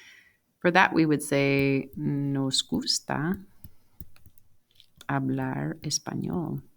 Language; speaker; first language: Spanish; non-native, fluent; English